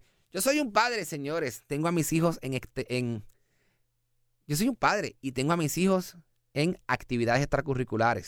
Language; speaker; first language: Spanish; native; Spanish